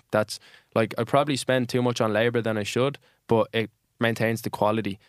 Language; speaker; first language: English; native; English